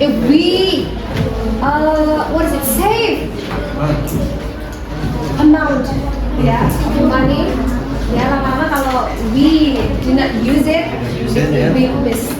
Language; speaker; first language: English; non-native, fluent; Indonesian